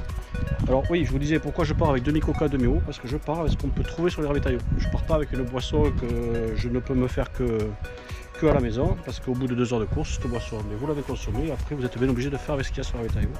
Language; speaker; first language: French; native; French